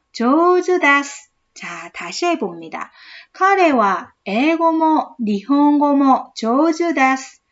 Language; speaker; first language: Korean; native; Korean